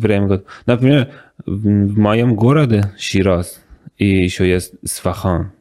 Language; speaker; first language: Russian; non-native, learner; Persian